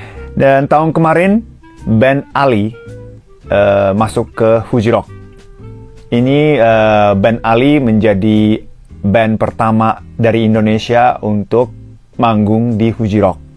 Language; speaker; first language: Indonesian; non-native, fluent; Japanese